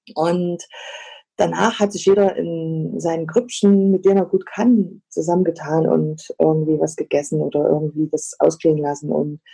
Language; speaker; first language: German; native; German